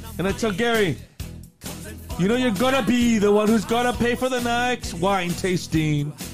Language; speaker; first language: English; native; English